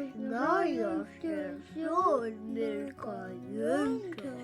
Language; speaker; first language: Spanish; non-native, learner; English